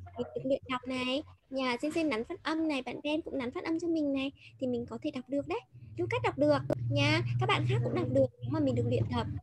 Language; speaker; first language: Vietnamese; native; Vietnamese